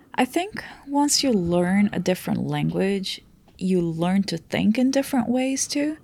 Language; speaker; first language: English; non-native, fluent; Portuguese